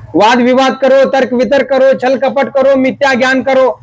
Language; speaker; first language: Hindi; non-native, local second language; Marathi